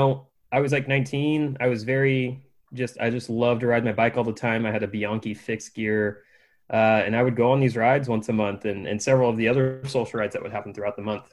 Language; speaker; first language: English; native; English